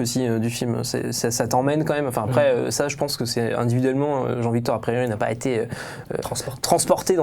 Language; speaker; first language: French; native; French